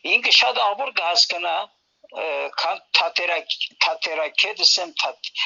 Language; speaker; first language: Armenian; early bilingual, heritage; Armenian